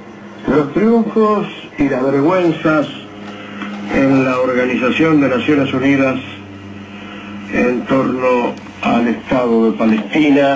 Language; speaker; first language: Spanish; native; Spanish